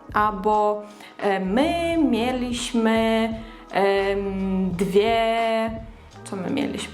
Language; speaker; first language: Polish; non-native, fluent; Ukrainian